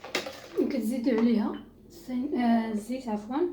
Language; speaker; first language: Arabic; native; Arabic